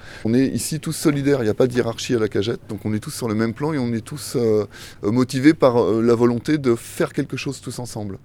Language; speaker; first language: French; native; French